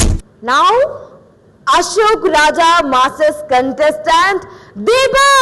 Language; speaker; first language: Telugu; native; Telugu